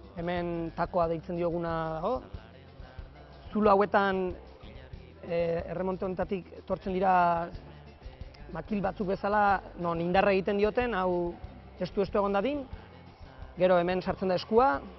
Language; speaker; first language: Basque; native; Basque